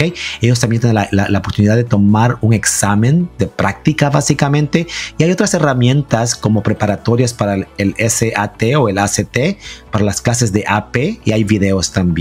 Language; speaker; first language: Spanish; early bilingual, heritage; Spanish